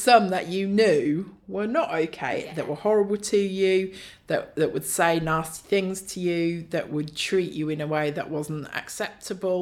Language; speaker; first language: English; native; English